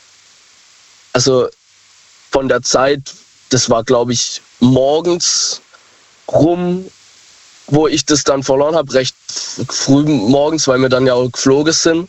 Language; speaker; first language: German; native; German